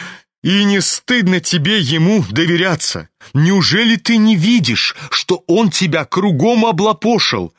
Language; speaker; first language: Russian; native; Russian